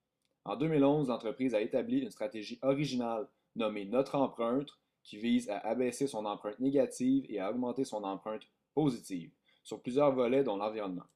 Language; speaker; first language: French; native; French